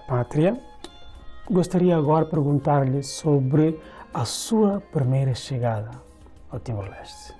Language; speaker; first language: Portuguese; non-native, local second language; Tetum